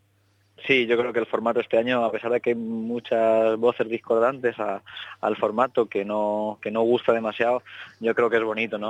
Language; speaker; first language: Spanish; native; Spanish